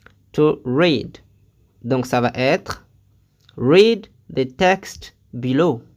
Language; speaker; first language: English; non-native, fluent; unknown